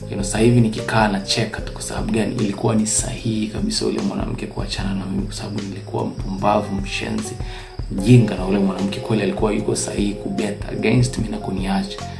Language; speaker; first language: Swahili; native; Swahili